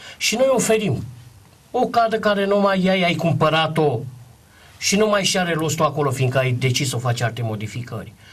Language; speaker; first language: Romanian; native; Romanian